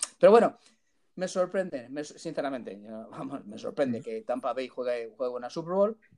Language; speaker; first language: Spanish; early bilingual, heritage; Spanish